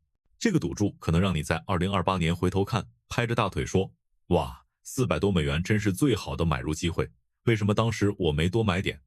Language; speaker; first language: Chinese; native; Chinese